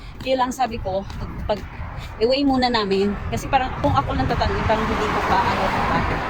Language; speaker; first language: Filipino; native; Filipino